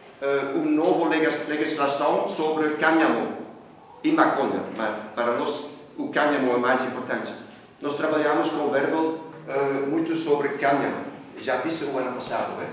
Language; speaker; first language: Portuguese; non-native, fluent; Dutch